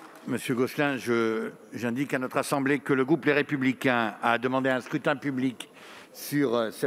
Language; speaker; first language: French; native; French